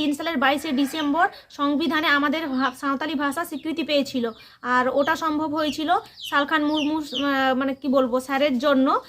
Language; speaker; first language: Bangla; non-native, local second language; Santali